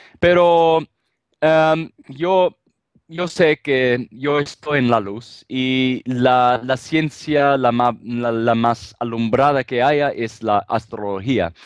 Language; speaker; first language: Spanish; non-native, fluent; Italian